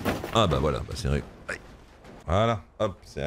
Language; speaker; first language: French; native; French